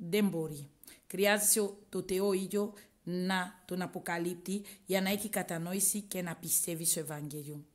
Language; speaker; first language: Greek; non-native, learner; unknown